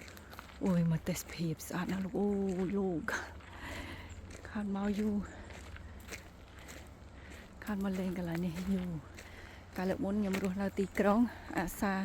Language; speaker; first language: Khmer; native; Khmer